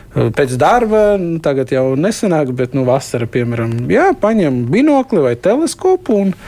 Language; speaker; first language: Latvian; non-native, local second language; Russian